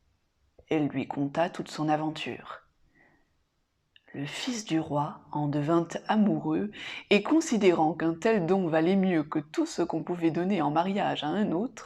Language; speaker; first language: French; native; French